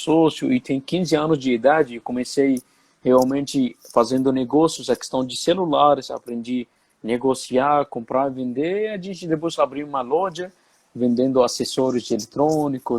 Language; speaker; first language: Portuguese; non-native, fluent; Arabic